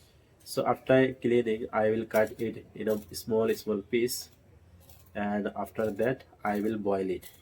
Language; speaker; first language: English; non-native, learner; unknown